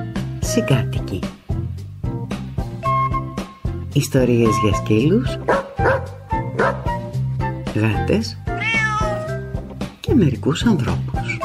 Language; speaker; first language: Greek; native; Greek